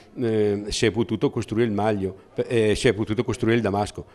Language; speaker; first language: Italian; native; Italian